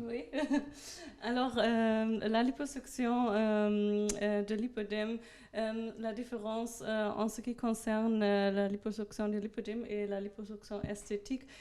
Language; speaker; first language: French; non-native, fluent; German